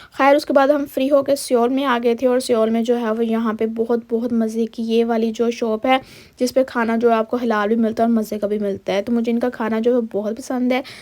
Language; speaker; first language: Urdu; native; Urdu